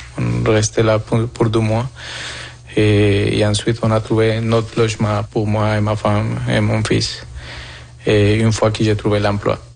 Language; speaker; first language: French; non-native, fluent; Spanish